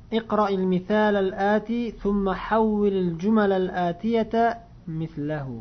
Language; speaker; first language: Arabic; non-native, fluent; Uzbek